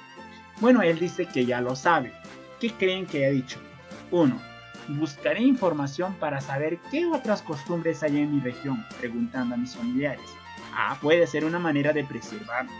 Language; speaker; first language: Spanish; native; Spanish